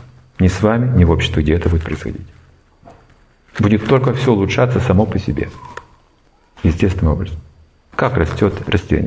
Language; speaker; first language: Russian; native; Russian